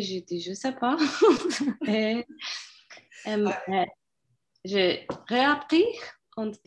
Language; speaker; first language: French; non-native, fluent; Turkish